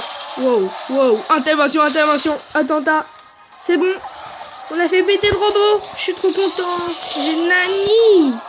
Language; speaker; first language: French; native; French